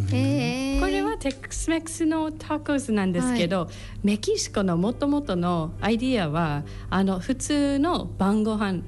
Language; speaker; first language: Japanese; non-native, learner; English